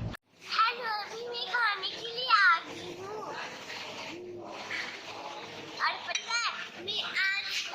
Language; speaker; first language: Hindi; native; Hindi